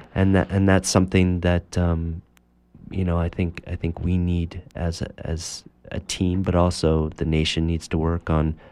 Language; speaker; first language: English; native; English